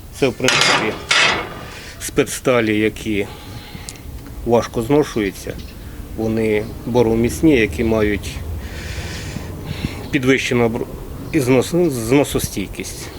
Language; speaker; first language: Ukrainian; native; Ukrainian